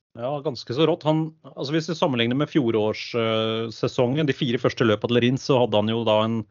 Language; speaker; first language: Norwegian; native; Norwegian